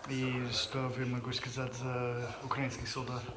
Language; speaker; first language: Russian; non-native, learner; English